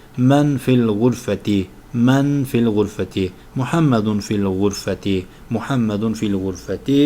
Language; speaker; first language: Arabic; non-native, fluent; Turkish